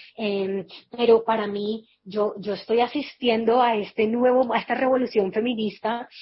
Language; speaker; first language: Spanish; native; Spanish